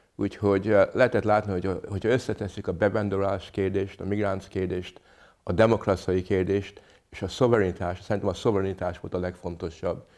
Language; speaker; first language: Hungarian; early bilingual, other home language; English